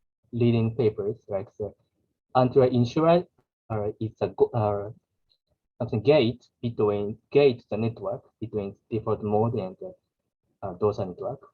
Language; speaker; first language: English; non-native, learner; Japanese